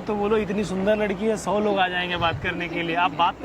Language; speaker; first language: Hindi; native; Hindi